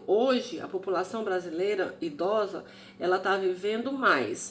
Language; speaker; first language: Portuguese; native; Portuguese